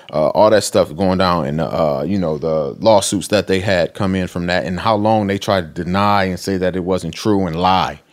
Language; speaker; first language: English; native; English